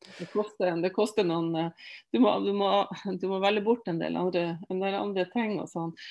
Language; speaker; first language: Norwegian; native; Norwegian